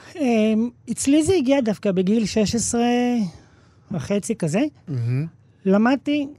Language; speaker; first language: Hebrew; native; Hebrew